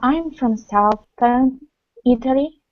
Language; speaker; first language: English; non-native, fluent; Italian